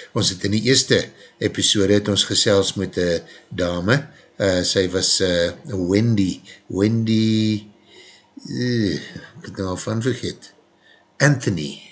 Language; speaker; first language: Afrikaans; native; Afrikaans